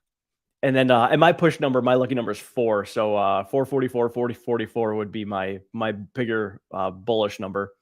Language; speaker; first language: English; native; English